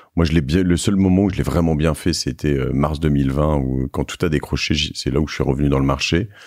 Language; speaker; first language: French; native; French